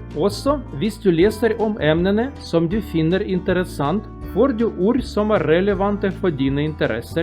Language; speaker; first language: Norwegian; non-native, learner; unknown